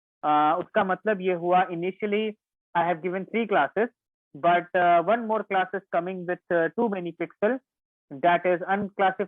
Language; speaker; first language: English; non-native, local second language; Hindi